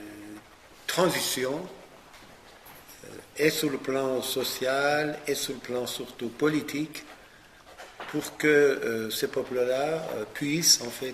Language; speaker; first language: French; non-native, fluent; Persian